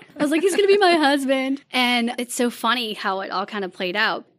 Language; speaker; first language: English; native; English